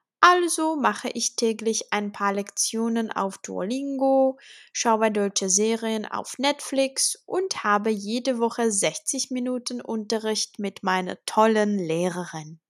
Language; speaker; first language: German; non-native, fluent; Czech